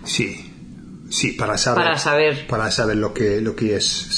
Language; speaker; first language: Spanish; non-native, fluent; English